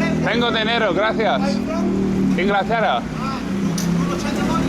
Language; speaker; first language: Spanish; non-native, learner; English